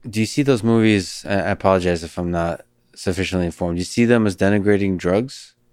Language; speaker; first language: English; early bilingual, other home language; Russian